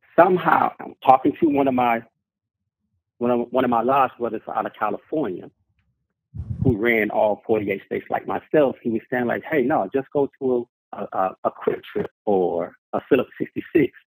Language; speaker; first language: English; native; English